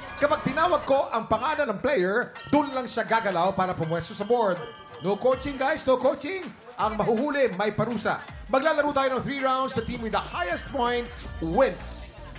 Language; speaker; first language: Filipino; native; Filipino